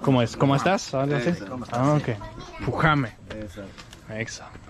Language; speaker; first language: Spanish; non-native, learner; Danish